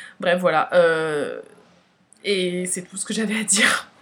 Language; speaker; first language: French; native; French